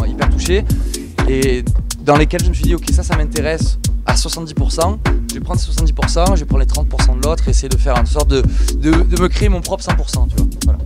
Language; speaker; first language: French; native; French